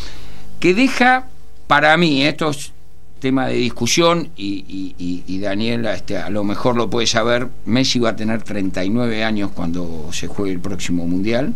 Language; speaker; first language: Spanish; native; Spanish